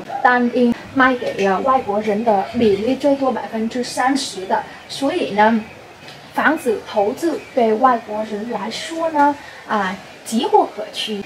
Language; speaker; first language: Chinese; non-native, fluent; Vietnamese